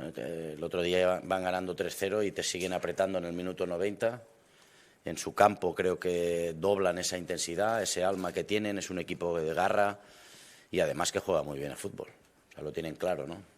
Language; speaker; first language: Spanish; native; Spanish